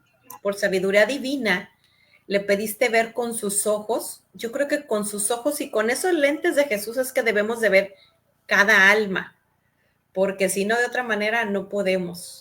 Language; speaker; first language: Spanish; native; Spanish